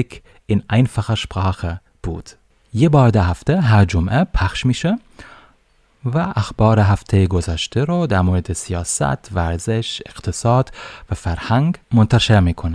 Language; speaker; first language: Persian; non-native, fluent; German